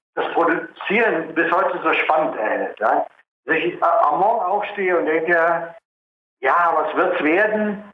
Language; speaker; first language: German; native; German